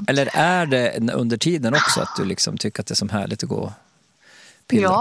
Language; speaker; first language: Swedish; native; Swedish